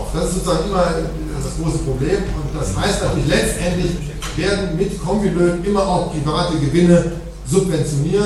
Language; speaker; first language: German; native; German